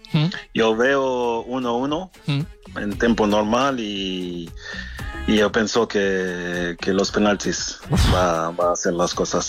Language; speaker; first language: Spanish; non-native, learner; French